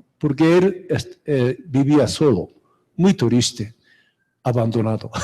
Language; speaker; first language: Spanish; non-native, fluent; Japanese